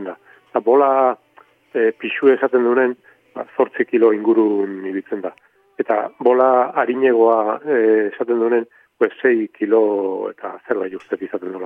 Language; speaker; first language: Basque; native; Basque